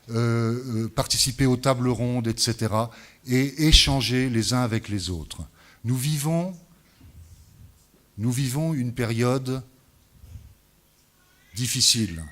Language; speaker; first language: French; native; French